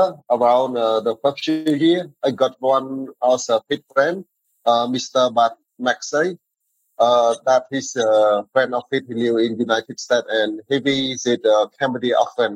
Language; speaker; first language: English; non-native, learner; Khmer